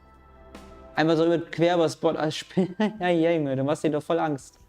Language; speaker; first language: German; native; German